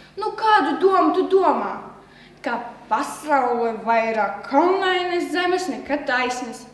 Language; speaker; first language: Latvian; non-native, local second language; Russian